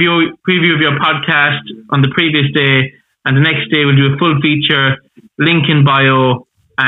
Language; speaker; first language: English; native; English